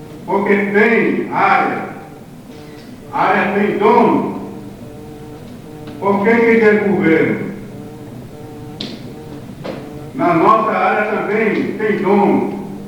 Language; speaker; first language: Portuguese; non-native, local second language; Kayapó